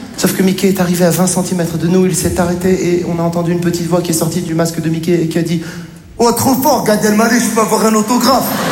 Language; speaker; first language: French; native; French